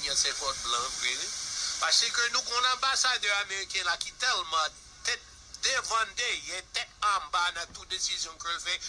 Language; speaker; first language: Haitian Creole; non-native, fluent; English